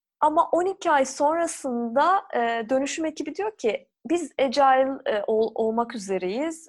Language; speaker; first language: Turkish; native; Turkish